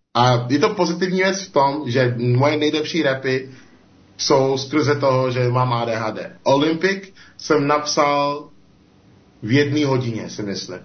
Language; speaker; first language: Czech; non-native, fluent; English